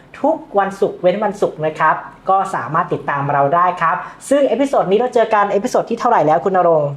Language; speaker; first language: Thai; native; Thai